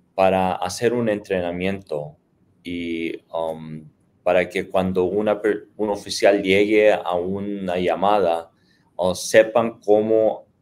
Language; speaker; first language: Spanish; native; Spanish